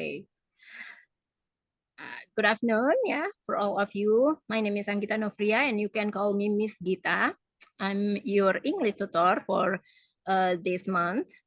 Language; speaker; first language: English; non-native, fluent; Indonesian